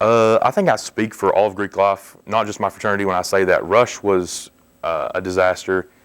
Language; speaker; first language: English; native; English